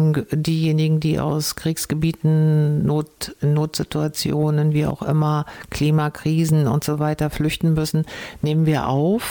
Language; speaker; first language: German; native; German